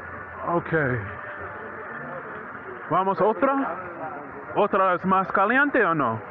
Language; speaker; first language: Spanish; non-native, learner; English